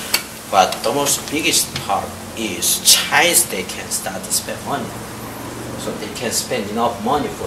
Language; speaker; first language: English; non-native, learner; Korean